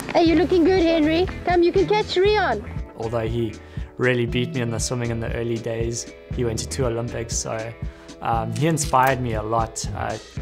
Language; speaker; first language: English; native; English